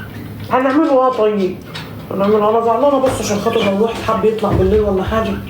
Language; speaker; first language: Arabic; native; Arabic